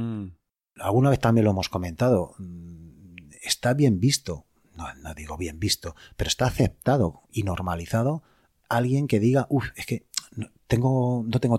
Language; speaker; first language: Spanish; native; Spanish